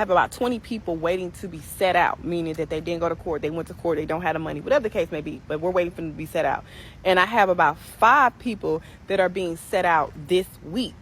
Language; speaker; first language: English; native; English